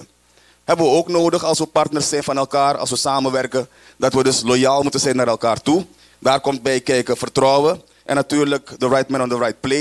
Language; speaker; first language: Dutch; native; Dutch